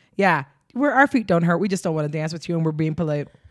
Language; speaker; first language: English; early bilingual, other home language; Spanish